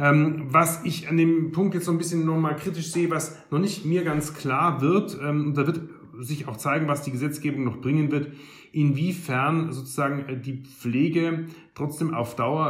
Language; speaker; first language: German; native; German